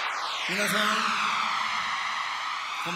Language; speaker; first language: Japanese; non-native, learner; Korean